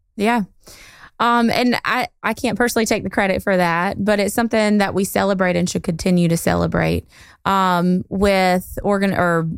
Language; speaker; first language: English; native; English